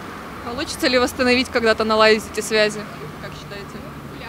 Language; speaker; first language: Russian; native; Russian